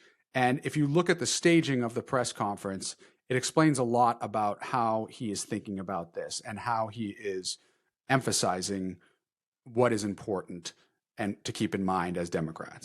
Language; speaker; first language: English; native; English